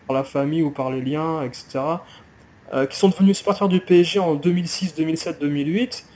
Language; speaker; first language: French; native; French